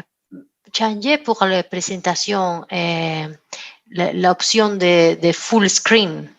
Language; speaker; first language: French; non-native, learner; Spanish